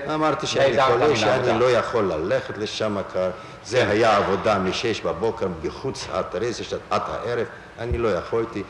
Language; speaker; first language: Hebrew; non-native, fluent; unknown